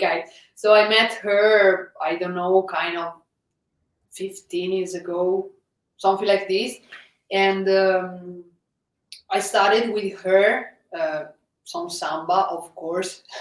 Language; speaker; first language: English; non-native, fluent; Italian